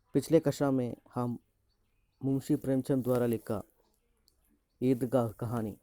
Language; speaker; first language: Hindi; non-native, local second language; Malayalam